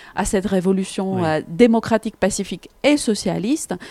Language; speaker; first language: French; non-native, fluent; Greek